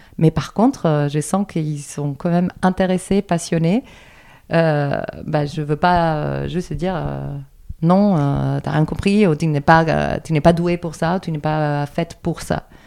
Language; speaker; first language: French; non-native, fluent; Spanish